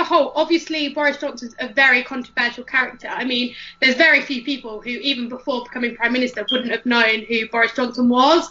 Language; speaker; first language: English; native; English